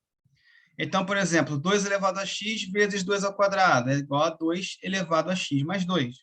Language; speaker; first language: Portuguese; native; Portuguese